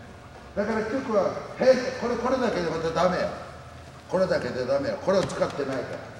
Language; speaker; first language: Japanese; native; Japanese